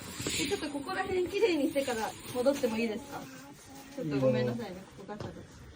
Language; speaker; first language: Japanese; native; Japanese